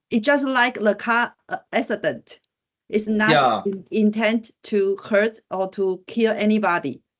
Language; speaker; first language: English; non-native, learner; Chinese